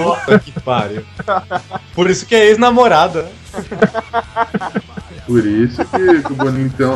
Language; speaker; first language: Portuguese; native; Portuguese